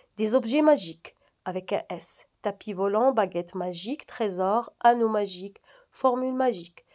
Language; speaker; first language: French; non-native, local second language; Arabic